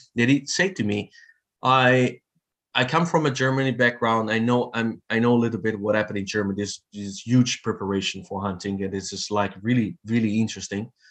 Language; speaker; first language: English; non-native, fluent; Italian